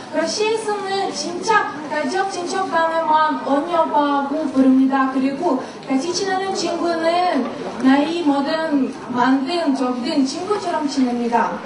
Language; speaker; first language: Korean; non-native, learner; Russian